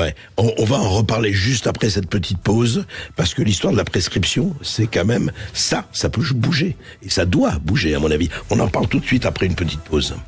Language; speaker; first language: French; native; French